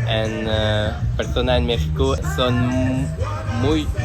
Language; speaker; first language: Spanish; non-native, learner; French